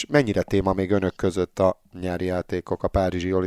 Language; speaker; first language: Hungarian; native; Hungarian